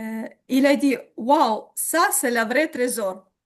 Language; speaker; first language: French; non-native, learner; Ukrainian